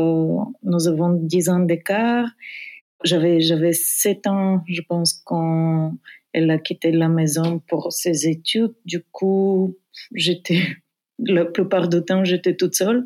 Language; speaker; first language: French; non-native, fluent; Bulgarian